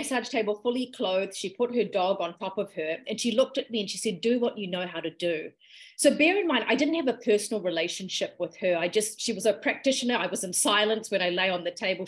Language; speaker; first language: English; native; English